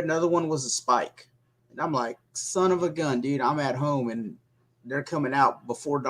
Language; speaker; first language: English; native; English